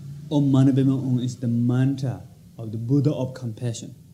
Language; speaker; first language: English; non-native, local second language; Tibetan